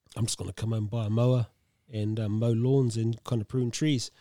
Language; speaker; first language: English; native; English